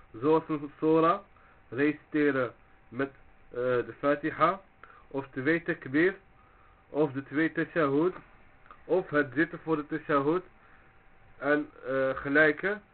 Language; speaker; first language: Dutch; early bilingual, other home language; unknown